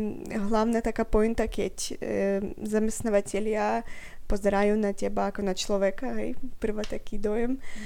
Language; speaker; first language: Slovak; non-native, fluent; Russian